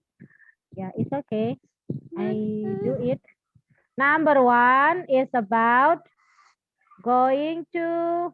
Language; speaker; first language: English; non-native, fluent; Indonesian